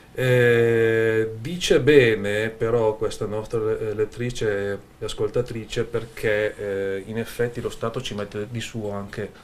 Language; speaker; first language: Italian; native; Italian